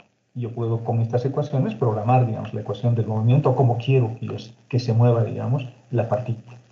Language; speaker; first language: Spanish; native; Spanish